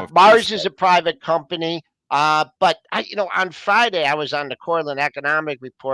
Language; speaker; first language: English; native; English